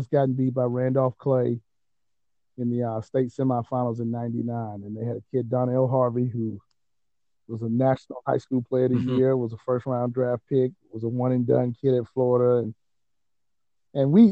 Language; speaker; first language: English; native; English